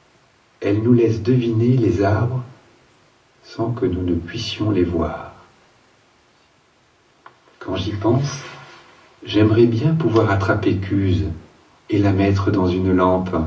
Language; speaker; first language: French; native; French